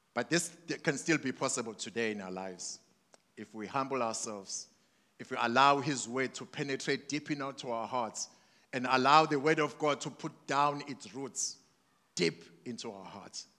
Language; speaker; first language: English; non-native, local second language; Zulu